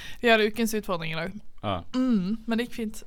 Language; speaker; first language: Norwegian; native; Norwegian